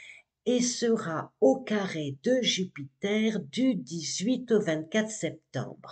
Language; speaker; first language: French; native; French